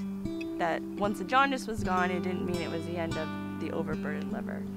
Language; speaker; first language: English; native; English